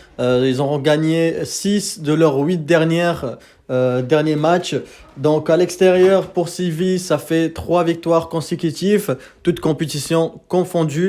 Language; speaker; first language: French; native; French